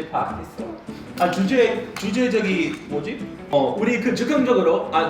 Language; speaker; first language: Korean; non-native, fluent; English